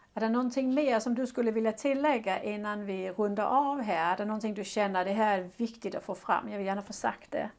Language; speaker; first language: Swedish; non-native, fluent; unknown